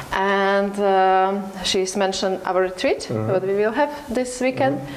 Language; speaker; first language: English; non-native, learner; Slovak